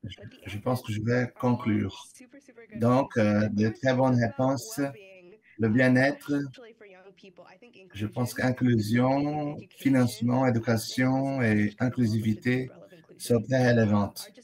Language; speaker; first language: French; non-native, fluent; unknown